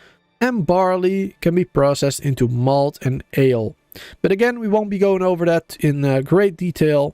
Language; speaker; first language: English; native; English